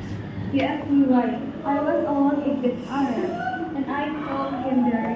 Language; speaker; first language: English; non-native, learner; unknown